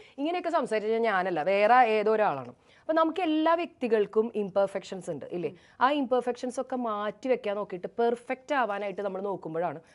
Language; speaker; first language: Malayalam; native; Malayalam